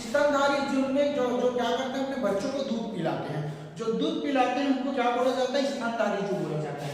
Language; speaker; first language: Hindi; non-native, local second language; Chhattisgarhi